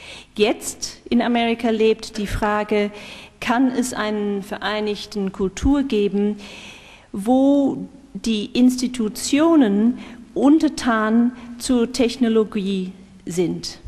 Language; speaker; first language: German; non-native, fluent; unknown